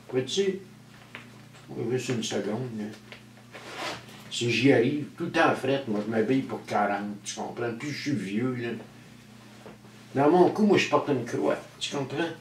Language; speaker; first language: French; native; French